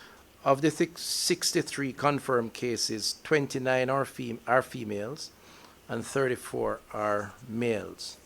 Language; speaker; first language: English; native; English